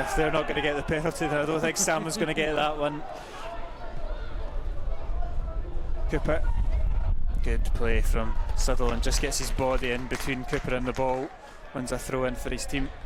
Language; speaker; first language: English; native; English